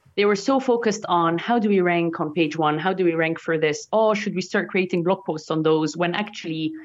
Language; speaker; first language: English; non-native, fluent; Arabic